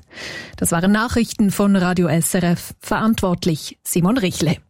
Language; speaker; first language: German; native; German